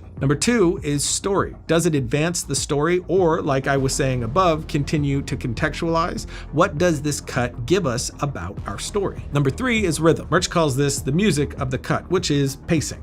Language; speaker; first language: English; native; English